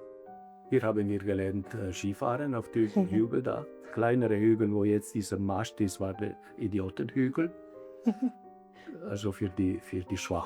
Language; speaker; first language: German; early bilingual, other home language; Italian